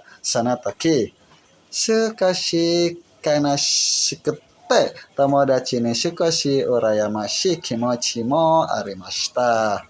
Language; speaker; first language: Japanese; non-native, learner; Indonesian